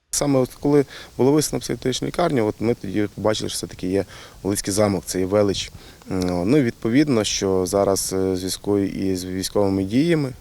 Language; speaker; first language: Ukrainian; native; Ukrainian